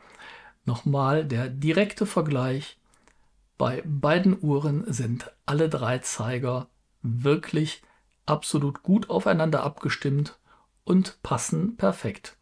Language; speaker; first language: German; native; German